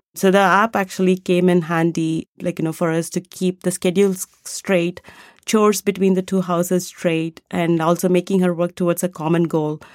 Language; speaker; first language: English; non-native, local second language; Tamil